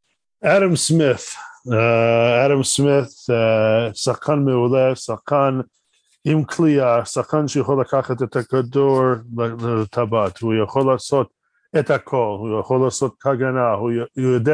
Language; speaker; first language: Hebrew; non-native, fluent; English